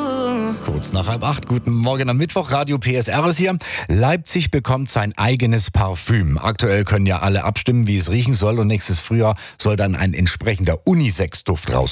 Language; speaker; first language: German; native; German